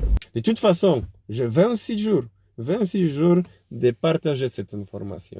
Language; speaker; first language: French; non-native, learner; Polish